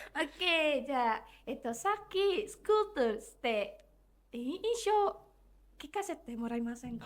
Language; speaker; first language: Japanese; non-native, learner; Indonesian